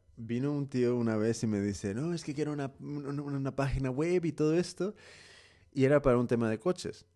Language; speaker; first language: Spanish; native; Spanish